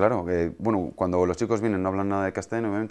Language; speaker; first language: Spanish; native; Spanish